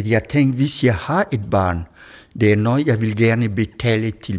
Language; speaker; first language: Danish; non-native, fluent; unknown